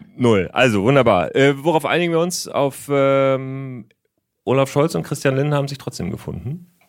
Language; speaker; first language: German; native; German